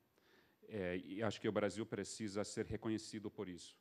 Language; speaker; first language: Portuguese; non-native, fluent; English